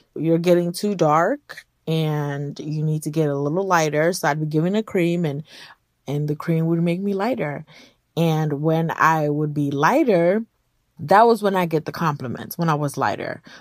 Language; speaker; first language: English; early bilingual, other home language; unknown